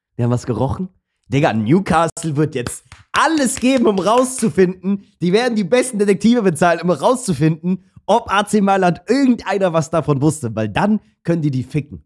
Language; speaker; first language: German; early bilingual, other home language; Turkish